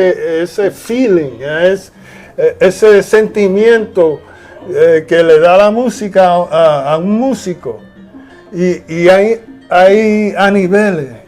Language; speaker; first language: Spanish; early bilingual, heritage; Spanish